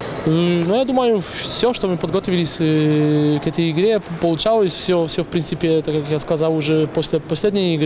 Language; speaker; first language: Russian; non-native, fluent; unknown